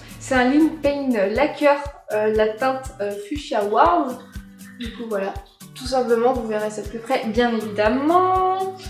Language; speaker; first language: French; native; French